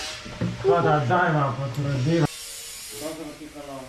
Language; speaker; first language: Slovenian; early bilingual, other home language; Polish